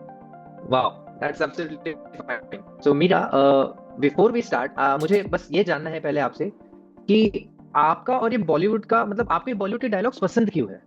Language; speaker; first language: Hindi; native; Hindi